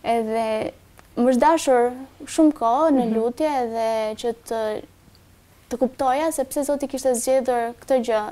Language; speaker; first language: Albanian; native; Albanian